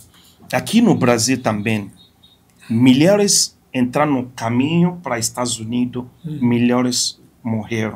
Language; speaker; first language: Portuguese; non-native, fluent; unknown